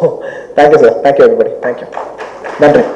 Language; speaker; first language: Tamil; non-native, local second language; Telugu